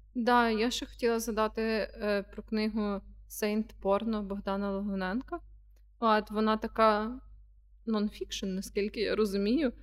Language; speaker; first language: Ukrainian; non-native, local second language; Russian